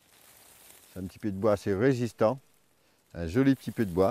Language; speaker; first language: French; native; French